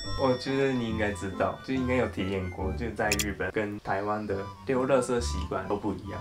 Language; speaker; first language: Chinese; non-native, fluent; Japanese